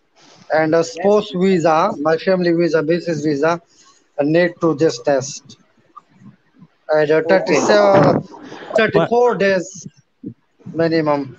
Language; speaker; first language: English; non-native, learner; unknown